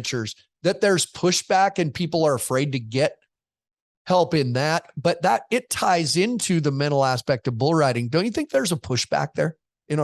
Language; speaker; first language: English; native; English